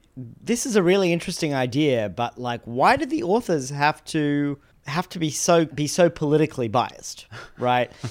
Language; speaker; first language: English; native; English